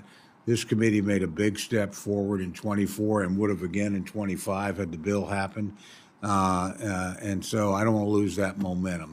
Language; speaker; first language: English; native; English